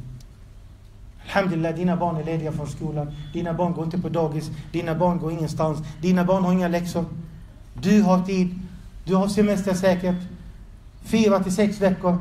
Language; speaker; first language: Swedish; non-native, fluent; Arabic